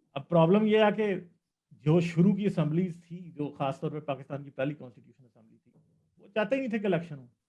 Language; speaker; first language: Urdu; non-native, local second language; Punjabi